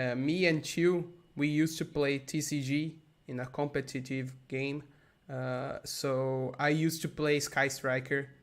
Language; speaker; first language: English; non-native, learner; Portuguese